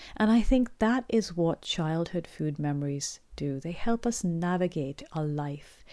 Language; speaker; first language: English; non-native, local second language; Urdu